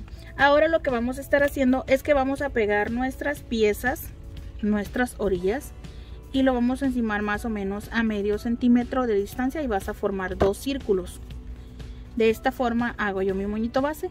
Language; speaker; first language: Spanish; native; Spanish